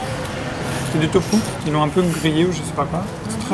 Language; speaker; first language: French; native; French